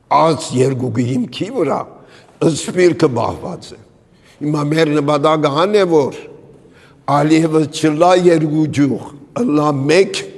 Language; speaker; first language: Armenian; early bilingual, heritage; Armenian